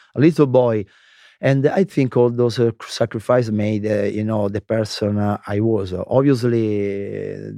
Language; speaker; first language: English; non-native, learner; Italian